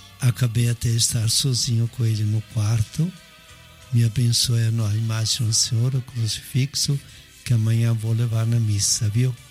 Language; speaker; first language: Portuguese; non-native, fluent; Italian